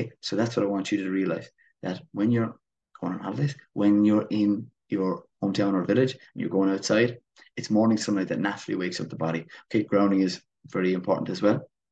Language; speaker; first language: English; native; English